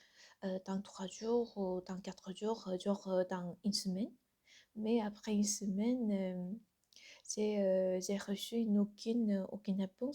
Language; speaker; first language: French; non-native, learner; Korean